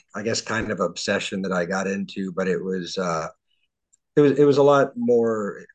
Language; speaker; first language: English; native; English